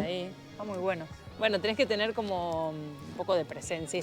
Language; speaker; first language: Spanish; native; Spanish